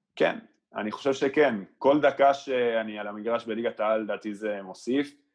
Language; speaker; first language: Hebrew; early bilingual, other home language; Spanish